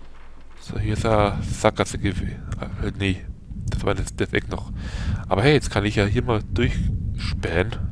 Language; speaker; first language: German; native; German